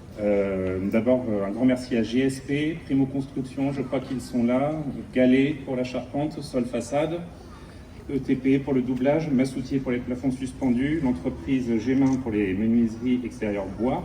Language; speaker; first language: French; native; French